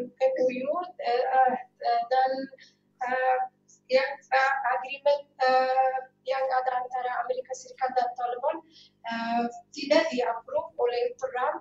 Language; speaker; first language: Indonesian; non-native, fluent; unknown